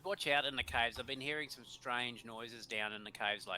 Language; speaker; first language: English; native; English